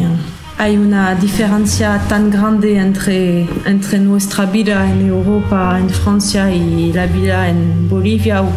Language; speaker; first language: Spanish; non-native, learner; French